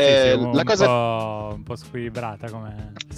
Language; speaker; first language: Italian; native; Italian